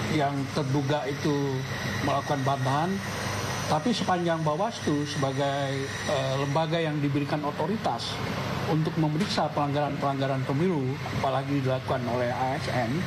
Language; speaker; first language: Indonesian; native; Indonesian